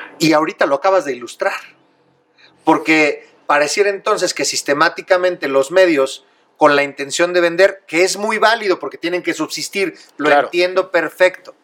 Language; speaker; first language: Spanish; native; Spanish